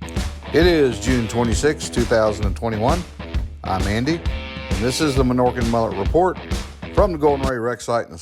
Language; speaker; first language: English; native; English